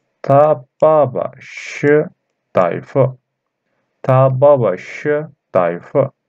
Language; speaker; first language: Chinese; non-native, learner; Turkish